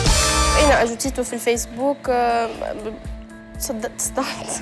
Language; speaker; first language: Arabic; native; Arabic